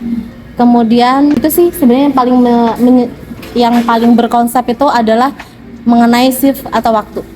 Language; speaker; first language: Indonesian; native; Indonesian